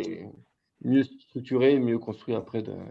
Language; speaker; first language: French; native; French